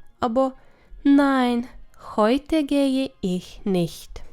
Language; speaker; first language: German; non-native, fluent; Ukrainian